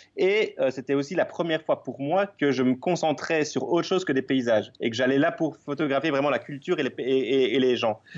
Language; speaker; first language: French; native; French